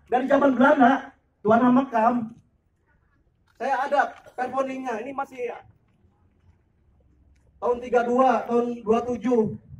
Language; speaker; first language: Indonesian; native; Indonesian